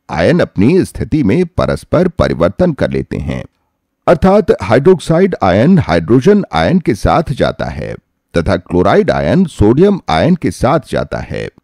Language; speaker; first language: Hindi; native; Hindi